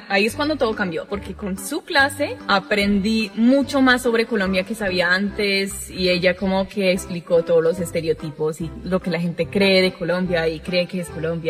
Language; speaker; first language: Spanish; non-native, fluent; English